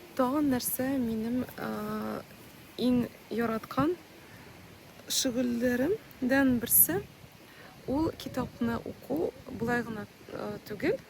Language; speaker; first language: Tatar; non-native, local second language; Russian